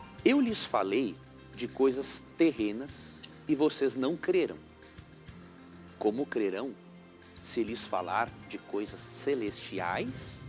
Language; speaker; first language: Portuguese; native; Portuguese